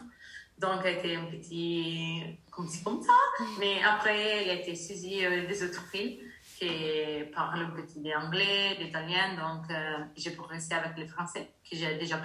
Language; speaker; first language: French; non-native, learner; Italian